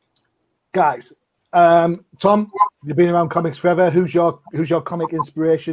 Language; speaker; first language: English; native; English